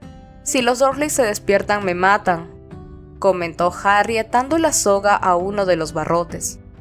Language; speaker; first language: Spanish; native; Spanish